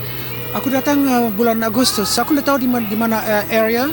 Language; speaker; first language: Indonesian; early bilingual, heritage; Dutch